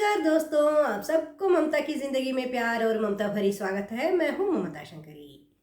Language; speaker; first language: Hindi; non-native, local second language; Kannada